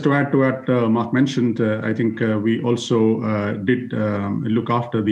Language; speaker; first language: English; non-native, local second language; Malayalam